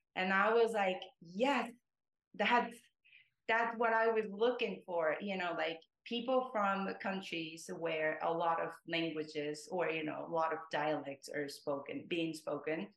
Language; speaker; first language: English; non-native, fluent; Japanese